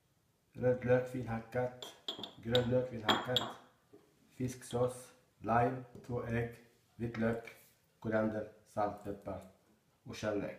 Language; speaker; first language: Swedish; non-native, learner; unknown